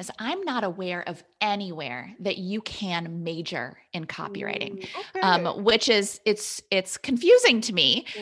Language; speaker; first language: English; native; English